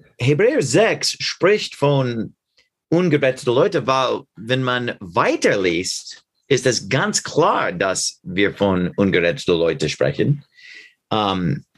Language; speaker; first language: German; non-native, learner; English